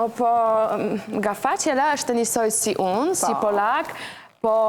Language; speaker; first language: Albanian; non-native, learner; Polish